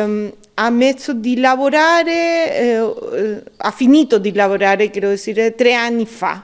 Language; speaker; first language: Italian; early bilingual, heritage; Spanish